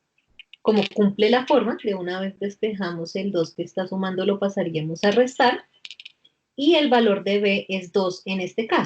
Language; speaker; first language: Spanish; native; Spanish